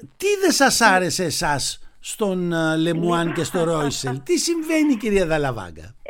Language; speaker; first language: Greek; native; Greek